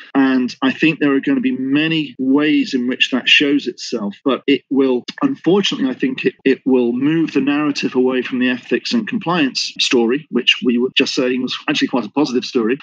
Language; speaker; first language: English; native; English